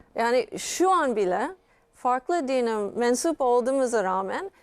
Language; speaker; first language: Turkish; non-native, fluent; English